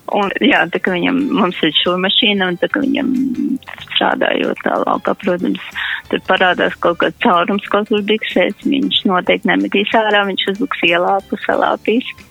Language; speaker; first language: Latvian; native; Latvian